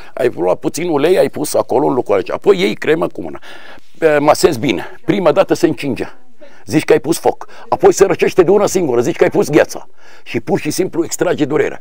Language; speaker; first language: Romanian; non-native, fluent; Arabic